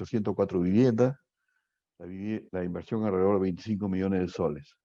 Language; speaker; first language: Spanish; native; Spanish